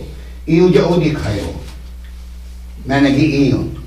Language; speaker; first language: Korean; non-native, learner; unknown